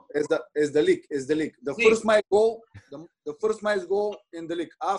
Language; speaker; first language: English; non-native, learner; Bulgarian